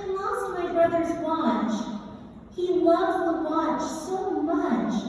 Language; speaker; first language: English; non-native, learner; Korean